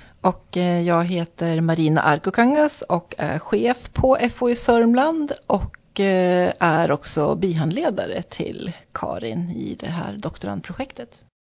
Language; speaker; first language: Swedish; native; Swedish